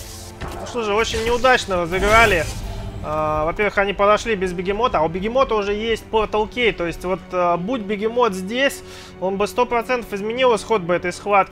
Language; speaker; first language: Russian; native; Russian